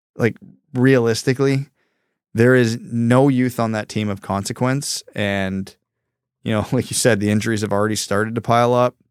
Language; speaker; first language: English; early bilingual, other home language; Ukrainian